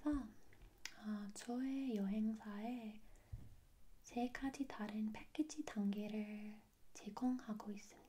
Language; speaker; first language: Korean; non-native, fluent; English